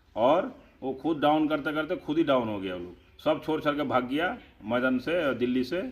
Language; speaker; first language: Hindi; non-native, local second language; Bangla